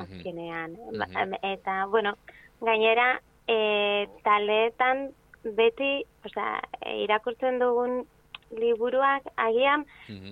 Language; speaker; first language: Basque; non-native, fluent; Spanish